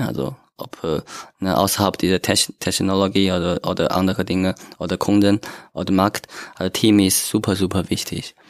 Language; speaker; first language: German; non-native, learner; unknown